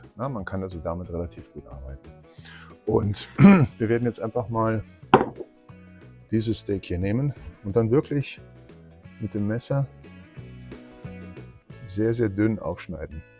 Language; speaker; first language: German; native; German